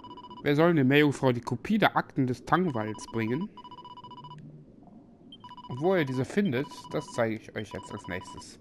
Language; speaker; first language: German; native; German